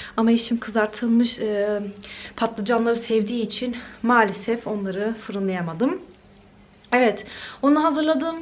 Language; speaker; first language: Turkish; early bilingual, heritage; Turkish